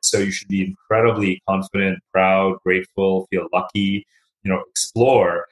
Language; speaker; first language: English; native; English